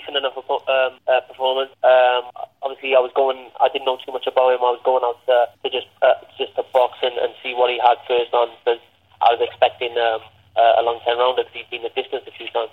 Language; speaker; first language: English; native; English